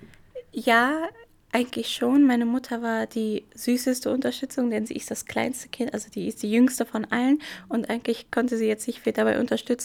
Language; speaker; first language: German; early bilingual, other home language; Arabic